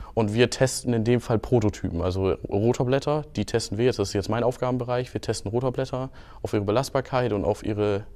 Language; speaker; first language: German; native; German